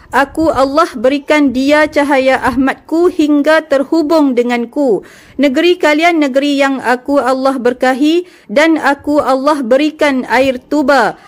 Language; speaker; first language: Malay; native; Malay